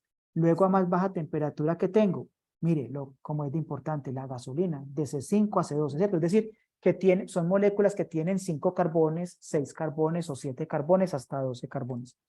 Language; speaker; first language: Spanish; native; Spanish